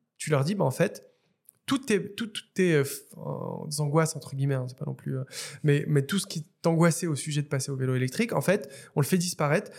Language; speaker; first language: French; non-native, local second language; Arabic